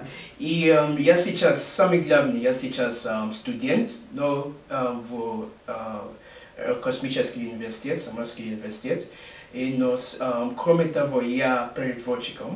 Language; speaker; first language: Russian; non-native, learner; English